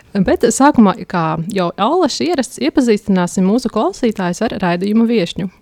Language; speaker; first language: Latvian; native; Latvian